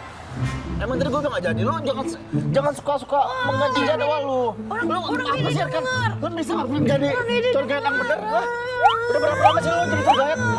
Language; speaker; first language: Indonesian; native; Indonesian